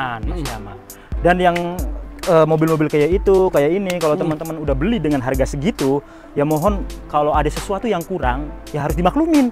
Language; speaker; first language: Indonesian; native; Indonesian